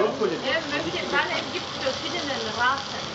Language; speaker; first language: German; non-native, fluent; Bulgarian